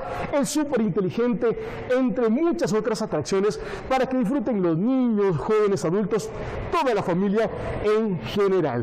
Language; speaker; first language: Spanish; native; Spanish